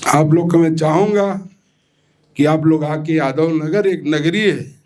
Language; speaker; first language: Hindi; non-native, local second language; Marathi